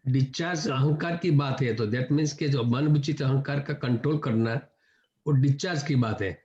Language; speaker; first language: Hindi; non-native, local second language; Gujarati